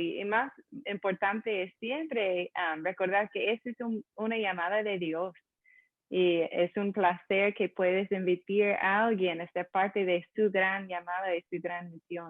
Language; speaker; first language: Spanish; non-native, fluent; English